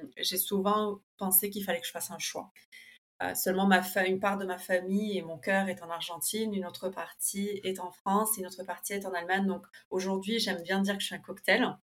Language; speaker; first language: French; early bilingual, other home language; Spanish